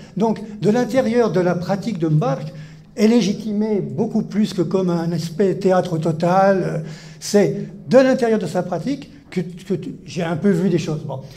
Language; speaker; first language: French; native; French